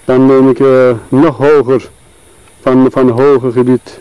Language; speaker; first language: Dutch; non-native, learner; Turkish